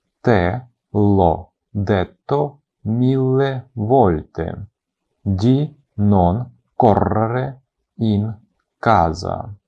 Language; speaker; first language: Italian; non-native, fluent; Ukrainian